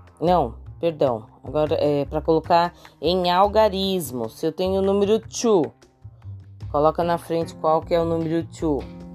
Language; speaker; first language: Portuguese; native; Portuguese